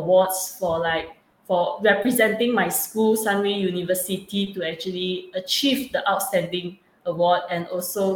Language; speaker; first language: English; non-native, local second language; Chinese